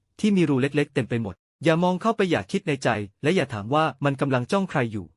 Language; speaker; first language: Thai; native; Thai